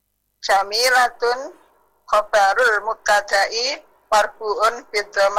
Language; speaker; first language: Arabic; non-native, learner; Indonesian